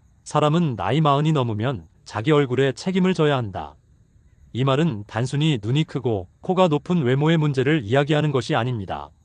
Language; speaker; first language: Korean; native; Korean